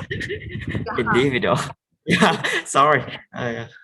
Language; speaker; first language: English; non-native, learner; Vietnamese